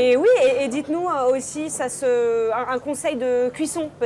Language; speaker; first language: French; native; French